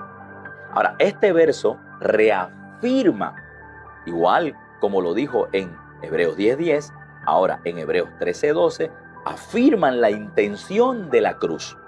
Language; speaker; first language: Spanish; native; Spanish